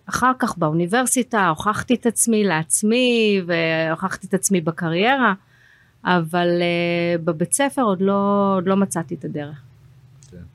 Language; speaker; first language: Hebrew; early bilingual, heritage; Hebrew